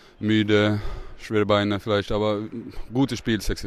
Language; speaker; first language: German; non-native, learner; Swedish